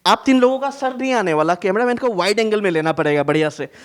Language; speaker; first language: Hindi; non-native, local second language; Assamese